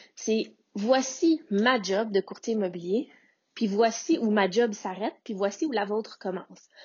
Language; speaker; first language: French; native; French